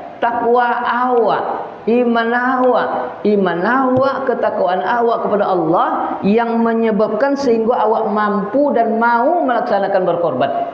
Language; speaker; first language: Malay; native; Malay